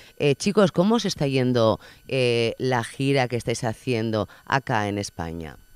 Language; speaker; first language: Spanish; non-native, local second language; Catalan